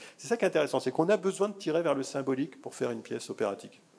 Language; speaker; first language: French; native; French